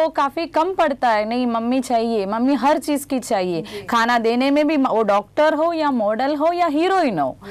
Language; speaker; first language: Hindi; non-native, local second language; Gujarati